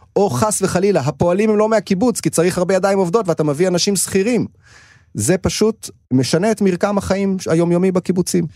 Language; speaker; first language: Hebrew; native; Hebrew